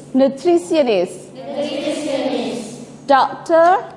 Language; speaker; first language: English; non-native, fluent; Indonesian